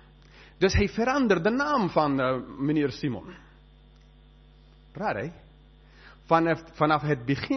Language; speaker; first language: Dutch; non-native, fluent; English